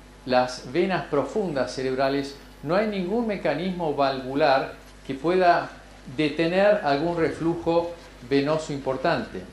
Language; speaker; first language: Spanish; native; Spanish